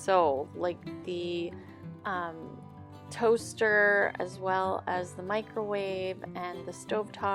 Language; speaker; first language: English; native; English